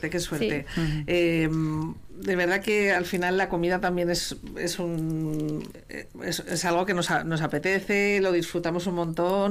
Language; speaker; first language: Spanish; native; Spanish